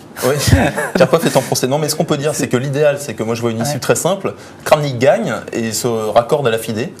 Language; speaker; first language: French; native; French